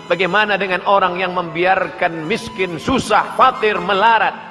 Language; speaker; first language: Malay; native; Malay